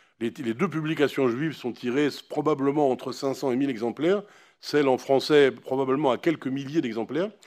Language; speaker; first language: French; native; French